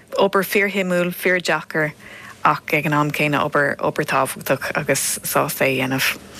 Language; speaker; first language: Irish; non-native, local second language; English